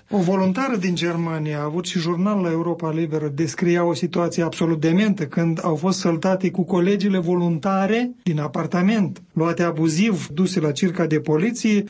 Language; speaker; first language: Romanian; native; Romanian